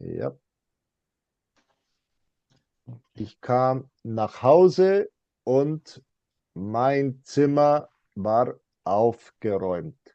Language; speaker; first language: German; non-native, fluent; English